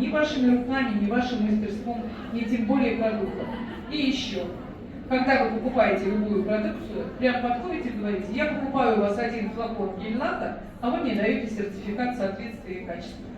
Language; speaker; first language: Russian; native; Russian